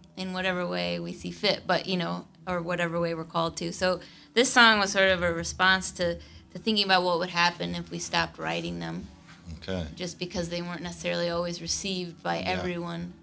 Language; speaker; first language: English; native; English